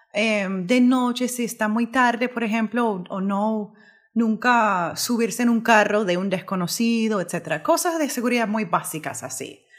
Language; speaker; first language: Spanish; early bilingual, heritage; Spanish